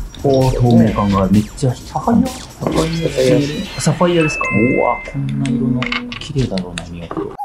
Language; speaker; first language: Japanese; native; Japanese